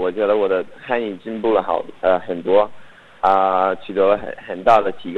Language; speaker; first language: Chinese; non-native, learner; English